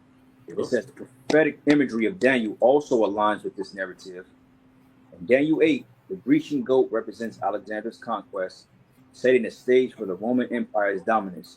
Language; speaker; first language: English; native; English